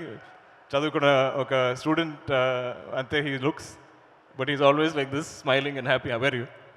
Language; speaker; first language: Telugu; non-native, learner; Malayalam